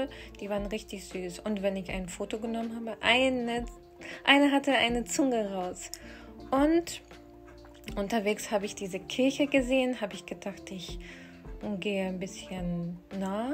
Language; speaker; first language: German; non-native, fluent; Urdu